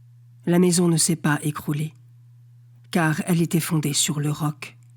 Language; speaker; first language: French; native; French